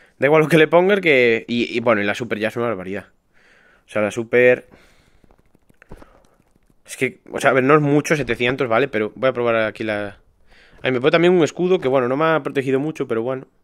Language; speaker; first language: Spanish; native; Spanish